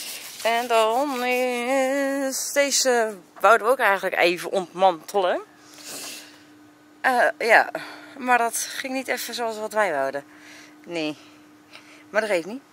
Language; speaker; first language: Dutch; native; Dutch